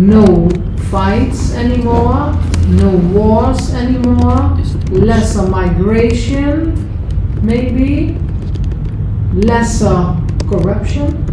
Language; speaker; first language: English; non-native, fluent; Dutch